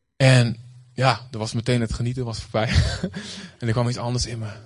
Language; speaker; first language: Dutch; native; Dutch